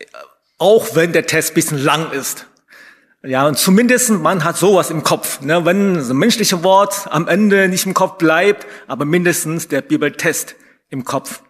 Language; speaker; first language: German; non-native, fluent; Chinese